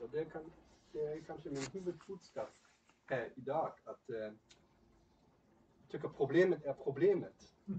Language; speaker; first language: Swedish; non-native, fluent; German